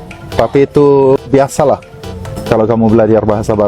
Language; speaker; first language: Indonesian; non-native, learner; Swedish